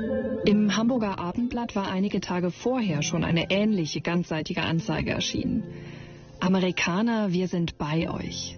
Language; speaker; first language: German; native; German